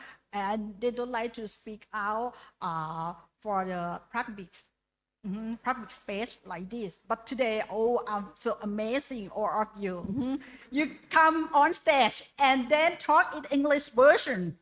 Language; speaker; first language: English; non-native, learner; Indonesian